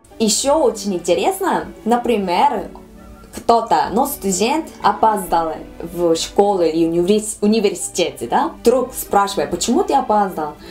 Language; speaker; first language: Russian; non-native, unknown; Korean